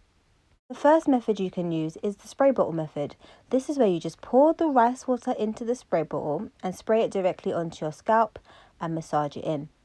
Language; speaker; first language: English; native; English